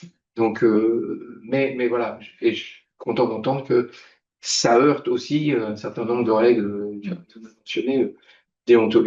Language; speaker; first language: French; native; French